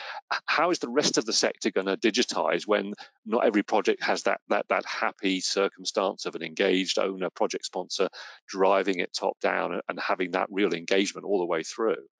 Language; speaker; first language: English; native; English